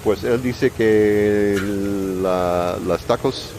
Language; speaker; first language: Spanish; non-native, learner; English